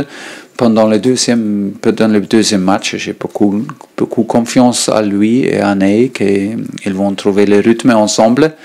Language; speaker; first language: French; non-native, learner; German